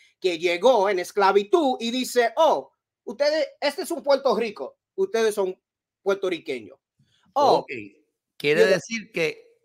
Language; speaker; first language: Spanish; early bilingual, heritage; Spanish